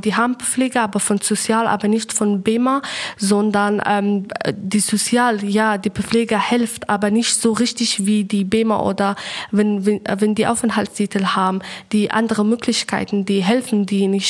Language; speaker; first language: German; non-native, learner; Persian